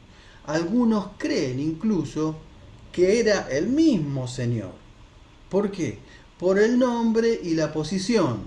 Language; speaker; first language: Spanish; native; Spanish